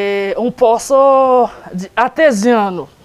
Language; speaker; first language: Portuguese; non-native, learner; Haitian Creole